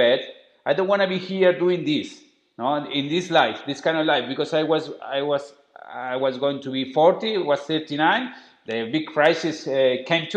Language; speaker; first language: English; non-native, fluent; Spanish